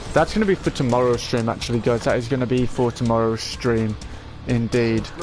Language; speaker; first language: English; native; English